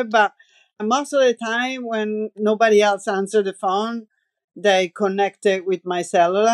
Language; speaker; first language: English; non-native, fluent; Italian